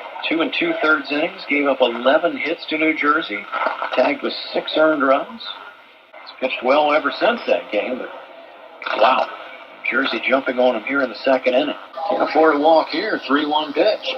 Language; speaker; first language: English; native; English